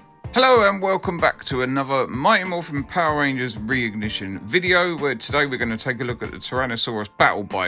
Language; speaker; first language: English; native; English